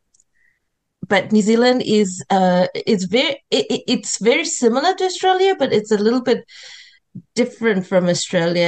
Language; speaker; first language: English; native; English